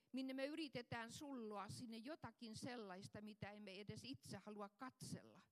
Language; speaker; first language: Finnish; non-native, fluent; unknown